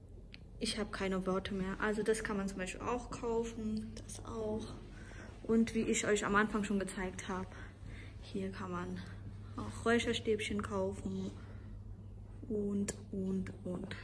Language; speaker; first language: German; early bilingual, other home language; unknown